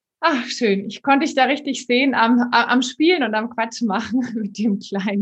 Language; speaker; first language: German; native; German